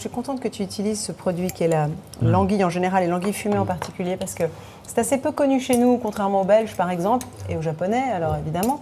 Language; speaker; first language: French; native; French